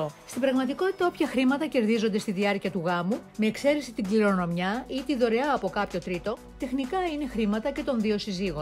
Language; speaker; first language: Greek; native; Greek